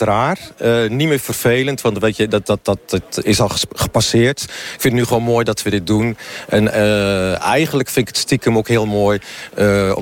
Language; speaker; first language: Dutch; native; Dutch